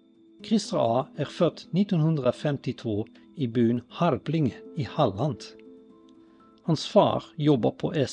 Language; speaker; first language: Swedish; native; Swedish